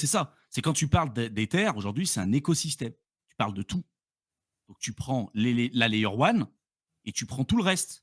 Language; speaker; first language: French; native; French